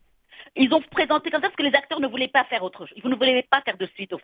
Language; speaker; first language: French; native; French